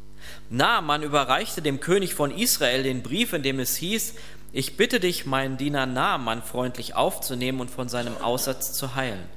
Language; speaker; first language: German; native; German